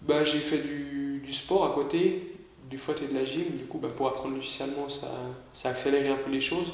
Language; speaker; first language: French; native; French